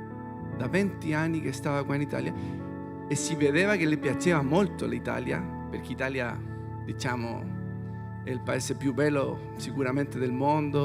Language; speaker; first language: Italian; non-native, fluent; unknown